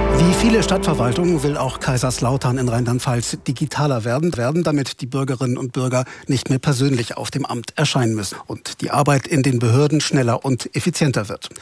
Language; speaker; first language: German; native; German